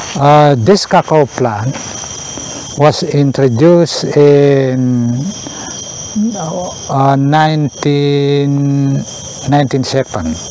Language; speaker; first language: English; non-native, learner; Indonesian